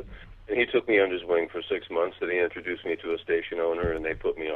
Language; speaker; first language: English; native; English